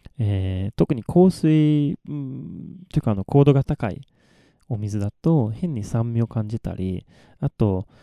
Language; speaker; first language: Japanese; non-native, fluent; Swedish